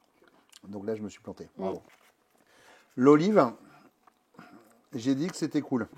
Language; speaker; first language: French; native; French